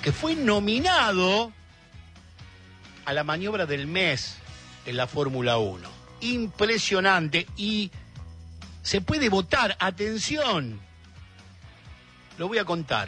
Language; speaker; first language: Spanish; native; Spanish